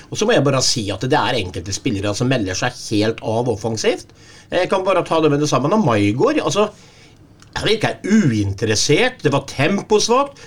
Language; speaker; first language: Norwegian; native; Norwegian